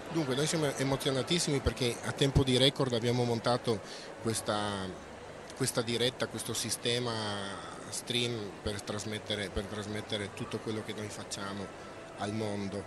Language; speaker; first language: Italian; native; Italian